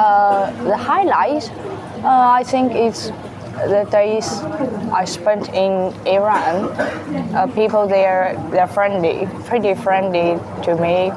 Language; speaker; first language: English; non-native, learner; Chinese